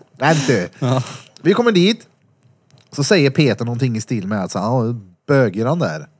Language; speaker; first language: Swedish; native; Swedish